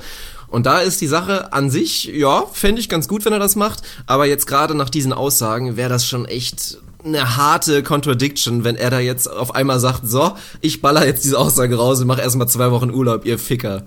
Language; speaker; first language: German; native; German